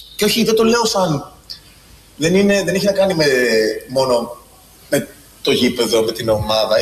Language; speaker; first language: Greek; early bilingual, other home language; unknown